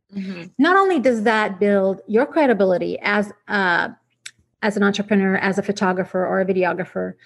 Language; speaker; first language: English; non-native, fluent; Arabic